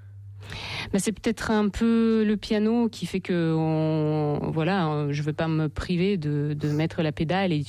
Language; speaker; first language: French; non-native, fluent; Russian